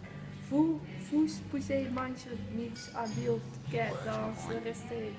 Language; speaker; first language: French; non-native, learner; Dutch